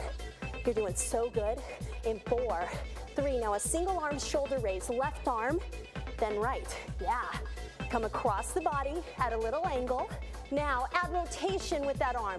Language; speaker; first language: English; native; English